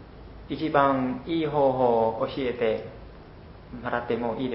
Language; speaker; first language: Japanese; non-native, learner; Khmer